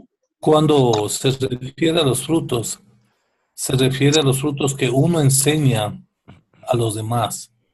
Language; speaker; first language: Spanish; native; Spanish